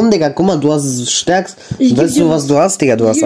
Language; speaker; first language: German; native; German